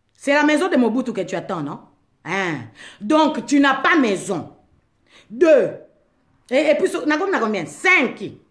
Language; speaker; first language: French; non-native, local second language; Lingala